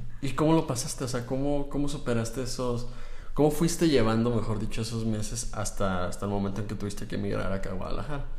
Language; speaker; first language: Spanish; native; Spanish